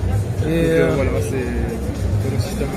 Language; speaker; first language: French; native; French